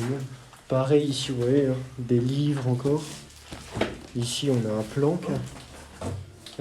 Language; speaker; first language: French; native; French